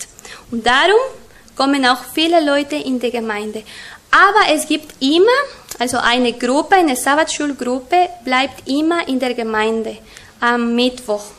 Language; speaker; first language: German; non-native, learner; Spanish